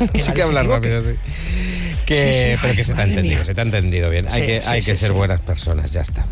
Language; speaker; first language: Spanish; native; Spanish